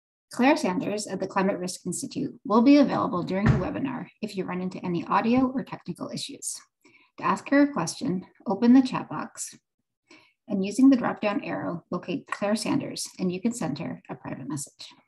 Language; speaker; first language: English; native; English